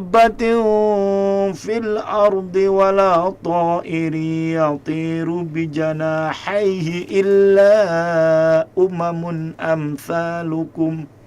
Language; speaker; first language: Arabic; non-native, fluent; Indonesian